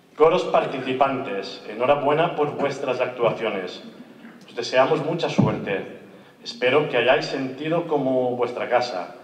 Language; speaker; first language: Spanish; non-native, local second language; Catalan